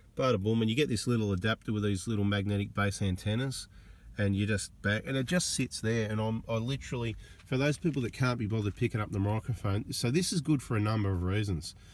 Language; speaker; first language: English; native; English